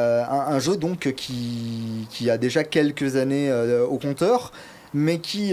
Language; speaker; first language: French; native; French